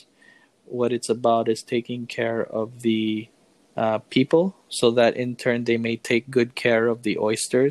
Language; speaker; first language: English; non-native, local second language; Filipino